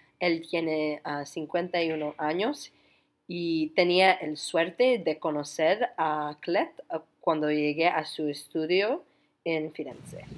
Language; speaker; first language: Spanish; non-native, learner; English